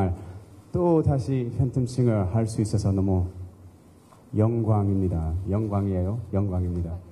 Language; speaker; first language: Korean; early bilingual, heritage; English